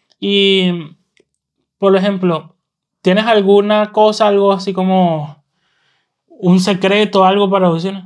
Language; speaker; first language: Spanish; native; Spanish